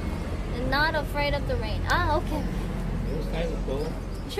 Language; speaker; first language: English; non-native, fluent; Korean